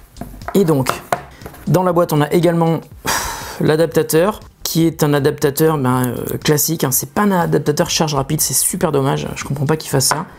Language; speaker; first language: French; native; French